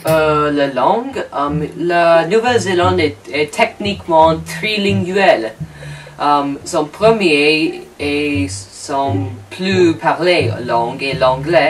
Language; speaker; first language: French; non-native, learner; English